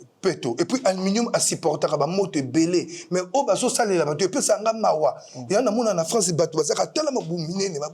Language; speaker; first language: Lingala; native; Lingala